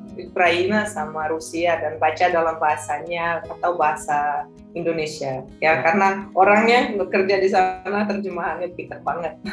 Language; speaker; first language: Indonesian; non-native, fluent; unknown